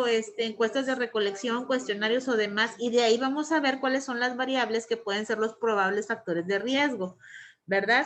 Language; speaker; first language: Spanish; native; Spanish